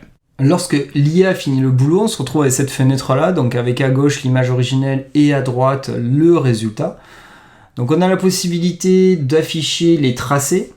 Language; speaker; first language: French; native; French